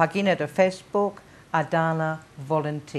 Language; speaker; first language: Spanish; non-native, learner; English